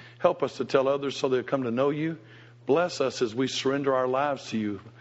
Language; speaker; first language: English; native; English